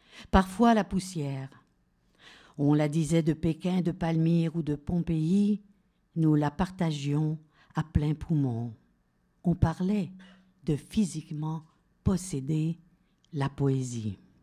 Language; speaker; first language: French; native; French